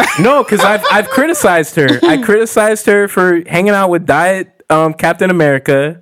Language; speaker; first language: English; native; English